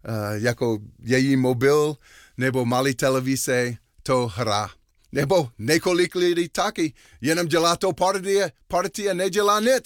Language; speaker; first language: Czech; non-native, learner; English